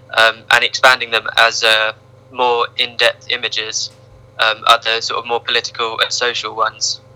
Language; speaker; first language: English; native; English